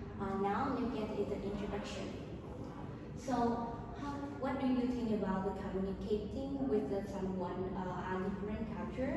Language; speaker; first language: English; non-native, learner; Vietnamese